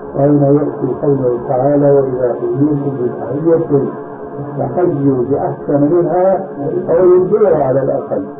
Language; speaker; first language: Arabic; early bilingual, other home language; Albanian